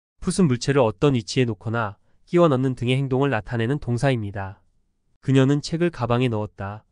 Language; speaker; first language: Korean; native; Korean